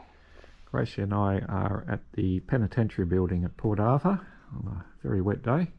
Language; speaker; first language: English; native; English